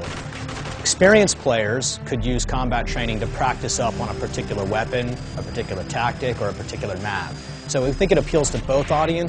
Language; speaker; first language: English; native; English